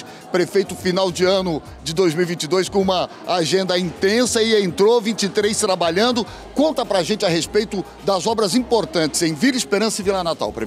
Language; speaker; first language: Portuguese; native; Portuguese